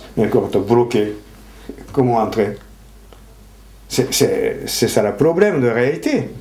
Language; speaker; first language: French; non-native, fluent; Japanese